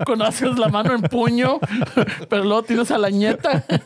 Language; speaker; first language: Spanish; early bilingual, heritage; Spanish